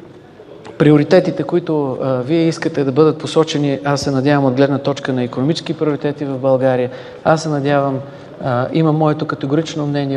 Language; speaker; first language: Bulgarian; native; Bulgarian